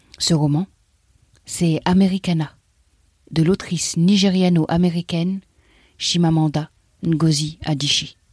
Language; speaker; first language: French; native; French